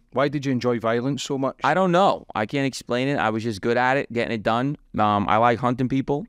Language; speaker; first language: English; native; English